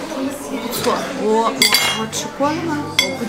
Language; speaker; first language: Chinese; non-native, learner; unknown